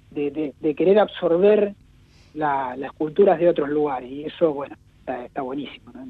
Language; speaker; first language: Spanish; native; Spanish